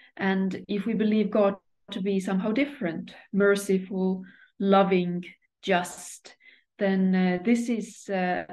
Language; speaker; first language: English; non-native, fluent; Estonian